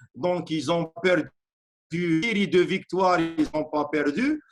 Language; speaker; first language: French; non-native, local second language; Arabic